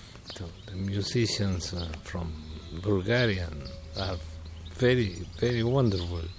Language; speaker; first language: English; non-native, fluent; Spanish